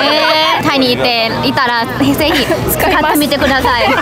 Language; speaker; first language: Japanese; non-native, fluent; Thai